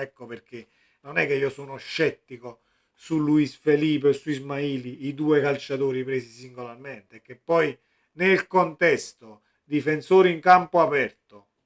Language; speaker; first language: Italian; native; Italian